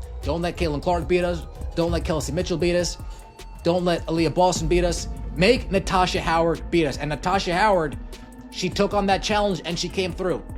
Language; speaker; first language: English; native; English